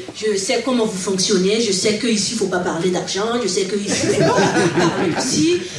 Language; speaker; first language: French; non-native, local second language; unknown